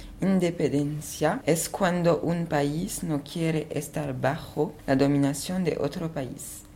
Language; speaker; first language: Spanish; non-native, learner; French